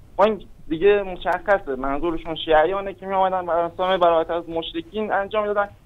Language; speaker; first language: Persian; native; Persian